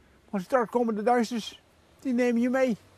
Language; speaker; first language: Dutch; native; Dutch